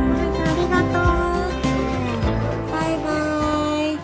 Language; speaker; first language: Japanese; native; Japanese